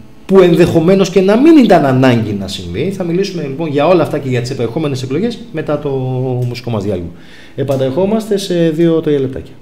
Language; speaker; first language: Greek; native; Greek